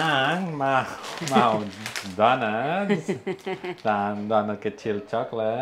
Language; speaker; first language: Indonesian; non-native, learner; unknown